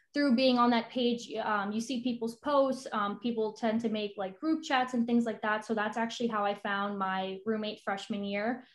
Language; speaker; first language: English; native; English